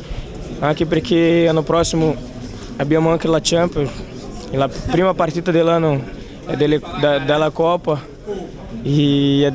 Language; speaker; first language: Italian; non-native, fluent; Portuguese